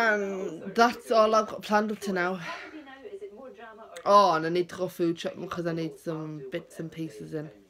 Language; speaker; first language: English; native; English